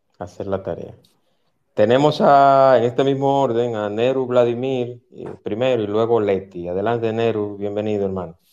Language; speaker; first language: Spanish; native; Spanish